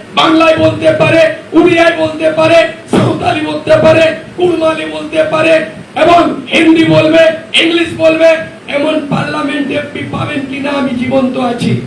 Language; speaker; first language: Bangla; non-native, local second language; Santali